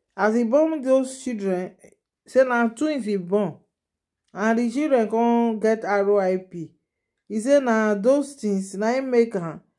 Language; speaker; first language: Nigerian Pidgin; non-native, local second language; Yoruba